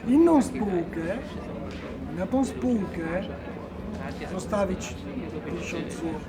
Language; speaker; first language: Polish; non-native, learner; Italian